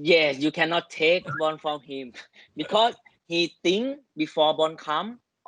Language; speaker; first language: English; non-native, learner; Thai